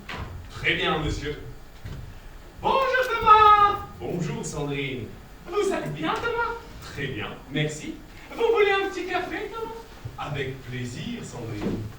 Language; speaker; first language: French; native; French